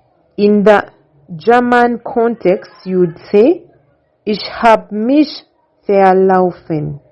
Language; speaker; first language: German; non-native, learner; English